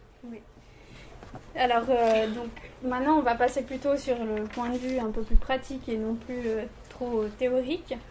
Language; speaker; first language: French; native; French